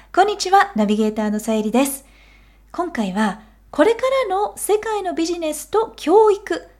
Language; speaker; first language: Japanese; native; Japanese